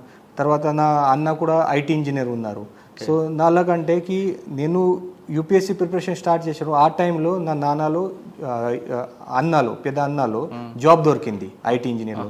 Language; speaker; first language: Telugu; non-native, local second language; Marathi